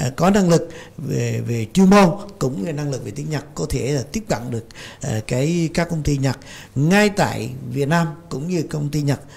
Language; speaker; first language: Vietnamese; native; Vietnamese